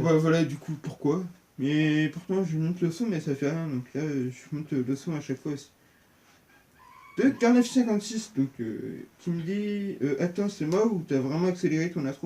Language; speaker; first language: French; native; French